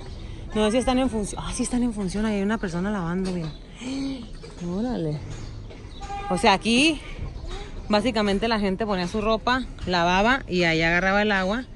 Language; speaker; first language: Spanish; native; Spanish